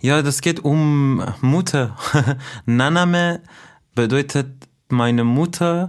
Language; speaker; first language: German; non-native, fluent; Persian